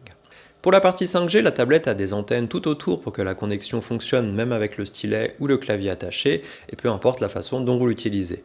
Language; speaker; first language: French; native; French